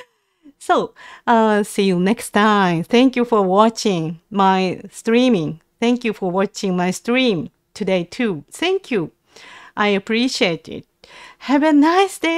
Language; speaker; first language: English; non-native, learner; Japanese